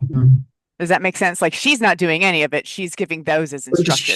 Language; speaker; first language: English; native; English